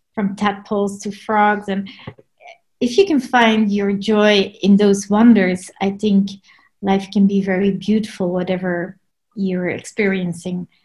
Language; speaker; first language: English; non-native, fluent; Dutch